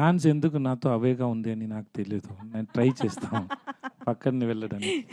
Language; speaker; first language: Telugu; non-native, learner; Tamil